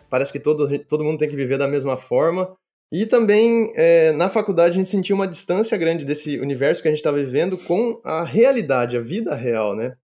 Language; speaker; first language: Portuguese; native; Portuguese